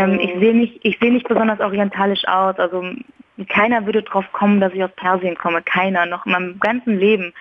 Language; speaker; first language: German; early bilingual, other home language; Persian